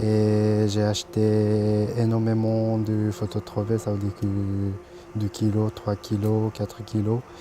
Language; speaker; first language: French; non-native, fluent; Japanese